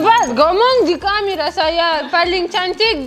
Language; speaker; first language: Indonesian; non-native, learner; Russian